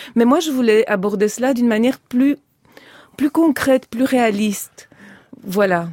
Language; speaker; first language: French; early bilingual, other home language; Romanian